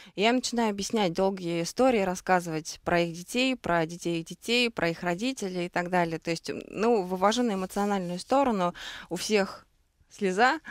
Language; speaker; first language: Russian; native; Russian